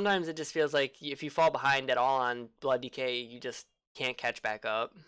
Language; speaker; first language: English; native; English